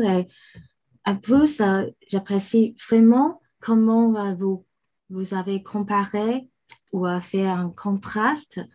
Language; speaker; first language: French; non-native, fluent; Chinese